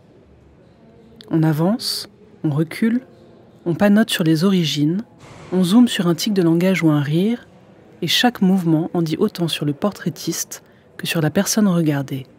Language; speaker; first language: French; native; French